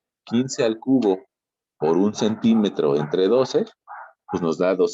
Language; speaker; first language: Spanish; native; Spanish